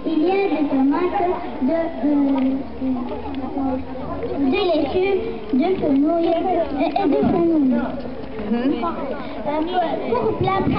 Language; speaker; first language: French; non-native, learner; Arabic